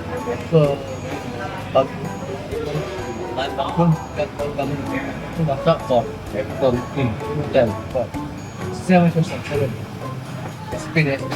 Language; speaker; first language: English; non-native, learner; Malay